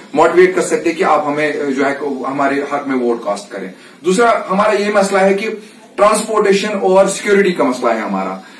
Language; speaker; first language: Hindi; non-native, local second language; Kashmiri